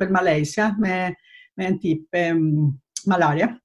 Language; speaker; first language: Norwegian; non-native, fluent; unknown